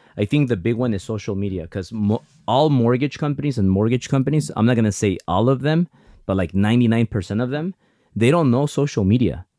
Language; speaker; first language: English; early bilingual, other home language; Spanish